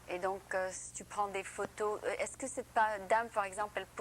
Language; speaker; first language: French; native; French